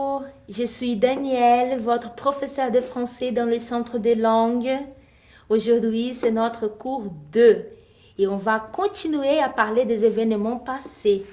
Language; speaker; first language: French; non-native, fluent; Portuguese